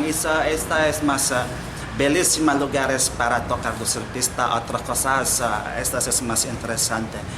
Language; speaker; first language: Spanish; non-native, learner; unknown